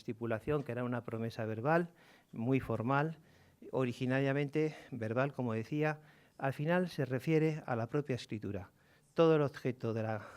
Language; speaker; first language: Spanish; native; Spanish